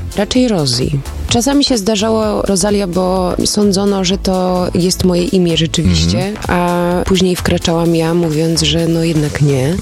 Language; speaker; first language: Polish; early bilingual, heritage; Polish